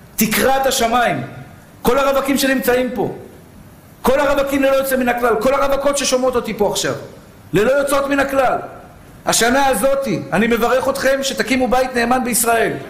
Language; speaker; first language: Hebrew; early bilingual, other home language; Persian